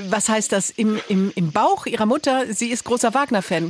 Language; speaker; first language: German; native; German